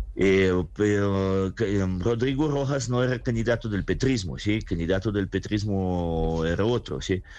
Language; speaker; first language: Spanish; non-native, fluent; Russian